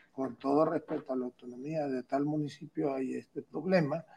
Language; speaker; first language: Spanish; native; Spanish